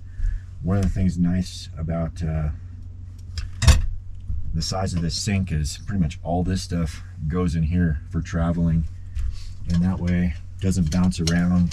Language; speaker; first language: English; native; English